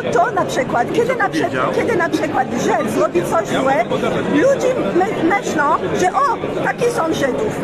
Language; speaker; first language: Polish; non-native, learner; French